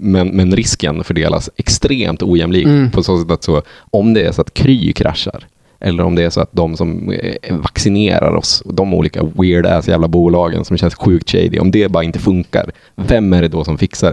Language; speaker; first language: Swedish; native; Swedish